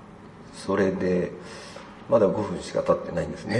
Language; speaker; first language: Japanese; native; Japanese